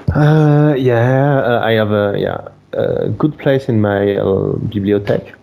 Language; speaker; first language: English; non-native, fluent; French